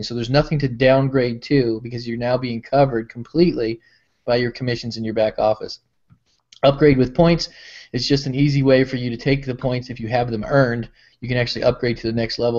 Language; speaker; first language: English; native; English